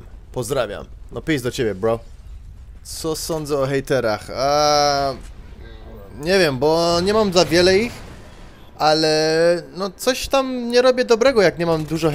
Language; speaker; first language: Polish; early bilingual, heritage; Polish